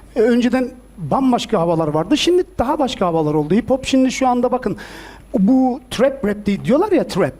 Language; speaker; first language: Turkish; early bilingual, heritage; Turkish